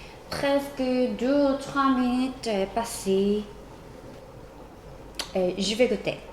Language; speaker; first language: French; non-native, learner; Korean